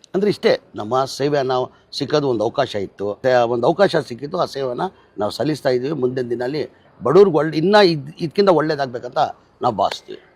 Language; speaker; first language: Kannada; non-native, local second language; Urdu